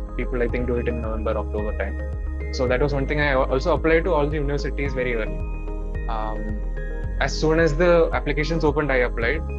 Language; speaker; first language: English; non-native, local second language; Malayalam